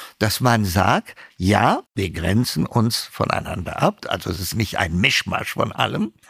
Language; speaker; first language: German; non-native, fluent; Amharic